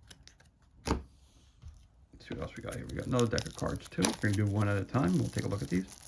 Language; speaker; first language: English; native; English